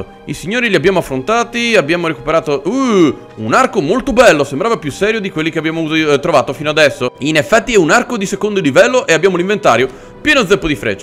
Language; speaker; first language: Italian; native; Italian